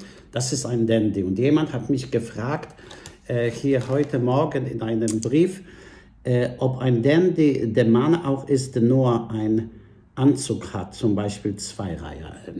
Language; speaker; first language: German; non-native, fluent; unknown